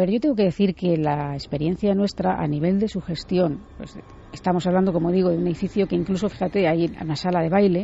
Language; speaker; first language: Spanish; native; Spanish